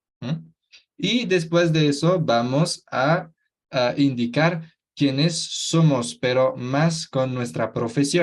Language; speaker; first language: Spanish; non-native, fluent; French